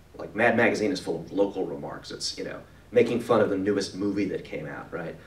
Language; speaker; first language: English; native; English